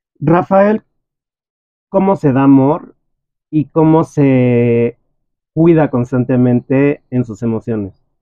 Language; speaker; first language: Spanish; native; Spanish